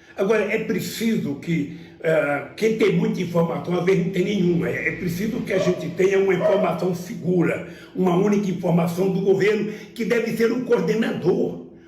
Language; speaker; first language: Portuguese; native; Portuguese